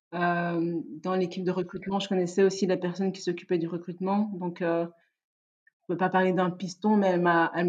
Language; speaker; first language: French; native; French